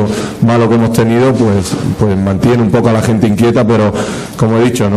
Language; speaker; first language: Spanish; native; Spanish